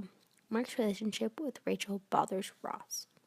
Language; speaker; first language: English; native; English